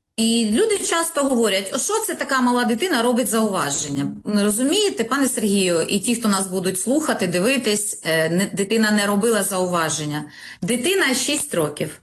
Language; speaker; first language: Ukrainian; non-native, local second language; Russian